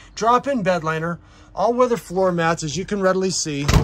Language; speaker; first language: English; native; English